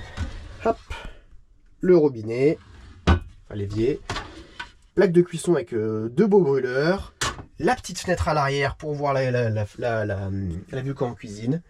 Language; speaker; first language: French; native; French